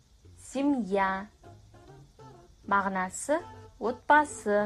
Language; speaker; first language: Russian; non-native, fluent; Kazakh